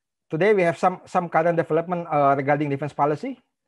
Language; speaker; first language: English; non-native, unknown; Indonesian